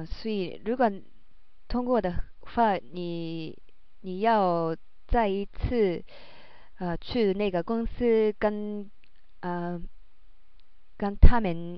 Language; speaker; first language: Chinese; non-native, learner; Japanese